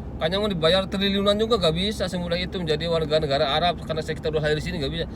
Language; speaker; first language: Indonesian; native; Indonesian